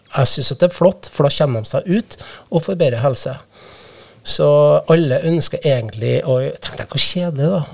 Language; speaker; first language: Norwegian; native; Norwegian